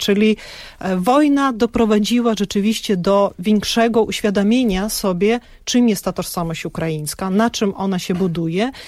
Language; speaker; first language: Polish; non-native, fluent; Ukrainian